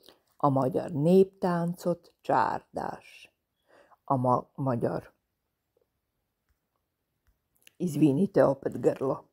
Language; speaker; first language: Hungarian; non-native, fluent; Serbian